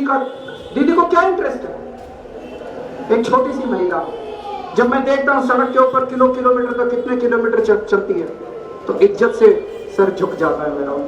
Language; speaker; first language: Hindi; native; Hindi